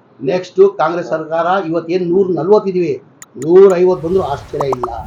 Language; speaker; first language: Kannada; non-native, local second language; Urdu